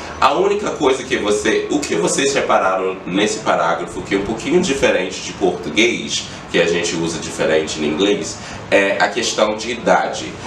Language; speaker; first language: Portuguese; non-native, fluent; English